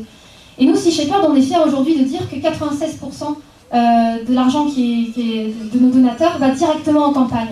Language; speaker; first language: French; native; French